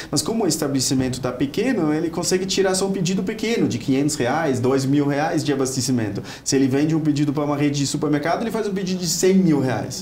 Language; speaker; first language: Portuguese; non-native, fluent; German